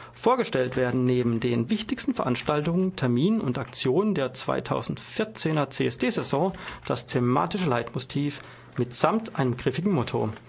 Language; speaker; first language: German; native; German